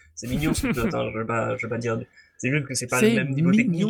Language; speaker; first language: French; native; French